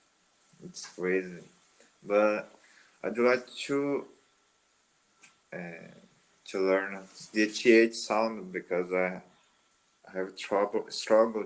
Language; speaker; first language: English; non-native, learner; Portuguese